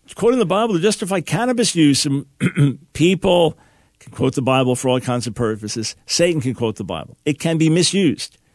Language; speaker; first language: English; native; English